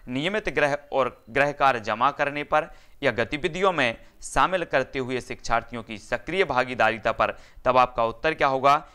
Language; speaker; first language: Hindi; native; Hindi